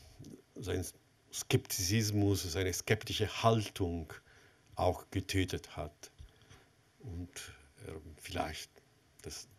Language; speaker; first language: German; non-native, fluent; Italian